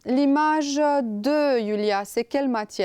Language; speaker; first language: French; non-native, fluent; Romanian